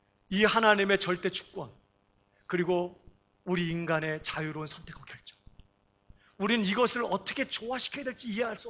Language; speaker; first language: Korean; native; Korean